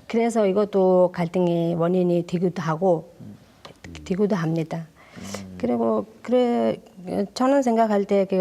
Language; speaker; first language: Korean; non-native, learner; Mongolian